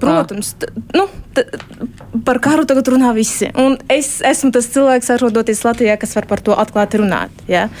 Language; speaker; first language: Latvian; early bilingual, heritage; Russian